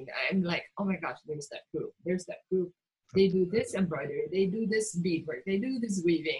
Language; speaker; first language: English; non-native, local second language; Cebuano